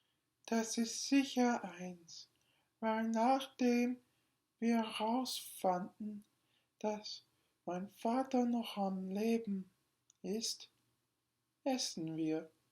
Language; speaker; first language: German; non-native, learner; English